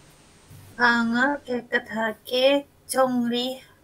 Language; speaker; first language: Korean; non-native, learner; Indonesian